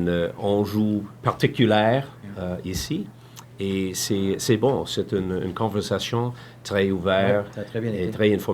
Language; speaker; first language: French; non-native, learner; English